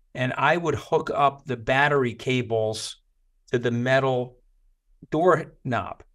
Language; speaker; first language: English; native; English